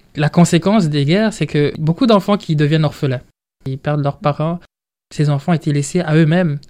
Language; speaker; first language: French; non-native, local second language; Rundi